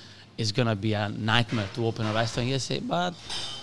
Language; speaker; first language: English; non-native, fluent; Italian